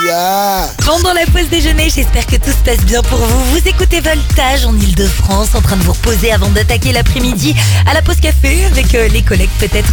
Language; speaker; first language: French; native; French